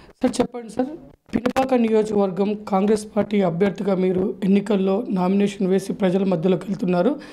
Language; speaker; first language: Telugu; native; Telugu